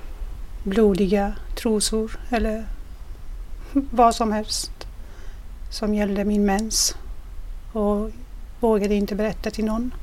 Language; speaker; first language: Swedish; non-native, fluent; Persian